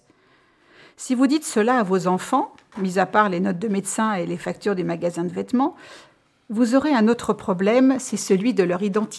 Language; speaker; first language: French; native; French